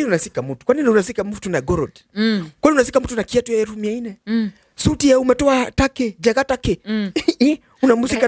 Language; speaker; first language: Swahili; non-native, local second language; Kikuyu